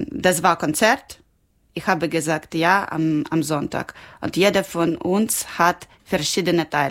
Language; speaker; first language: German; non-native, learner; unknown